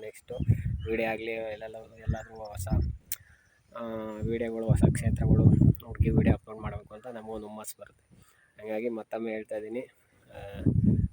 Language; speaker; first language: Kannada; native; Kannada